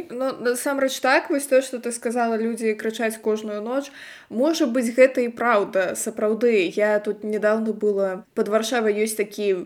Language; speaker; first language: Belarusian; non-native, local second language; Russian